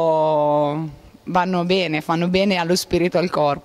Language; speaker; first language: Italian; native; Italian